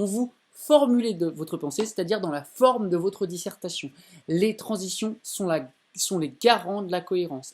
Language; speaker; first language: French; native; French